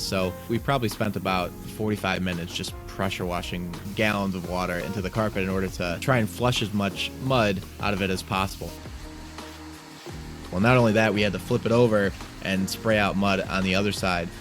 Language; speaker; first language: English; native; English